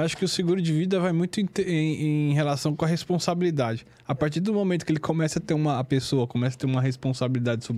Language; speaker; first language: Portuguese; native; Portuguese